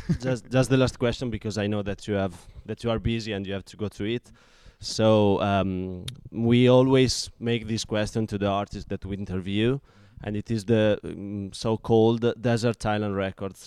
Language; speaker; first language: English; non-native, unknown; Italian